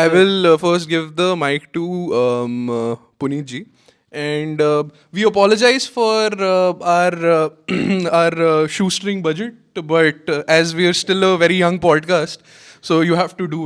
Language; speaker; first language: English; non-native, local second language; Hindi